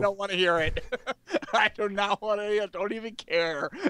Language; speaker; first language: English; native; English